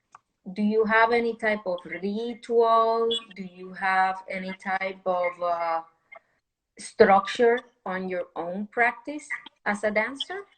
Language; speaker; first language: English; non-native, fluent; Spanish